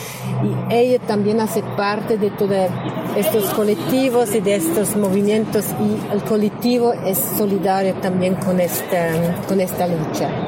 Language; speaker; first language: Spanish; non-native, learner; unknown